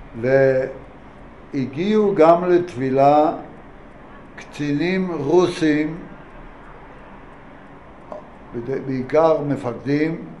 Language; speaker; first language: Hebrew; non-native, fluent; Yiddish